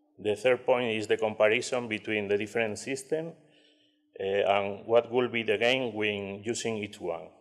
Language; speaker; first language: English; non-native, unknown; Spanish